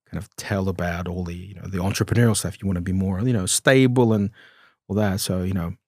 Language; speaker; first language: English; early bilingual, other home language; Romanian